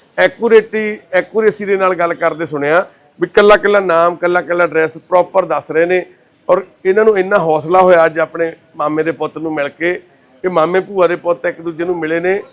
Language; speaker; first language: Punjabi; native; Punjabi